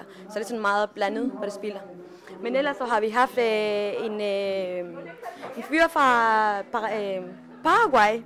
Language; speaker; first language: Danish; non-native, fluent; Spanish